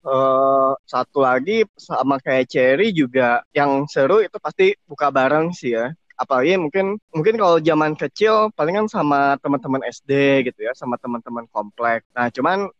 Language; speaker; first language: Indonesian; native; Indonesian